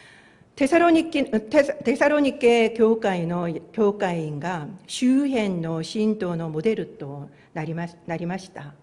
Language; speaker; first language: Japanese; non-native, fluent; Korean